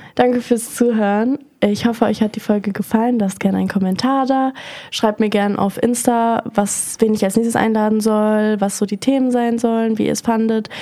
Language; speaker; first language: German; native; German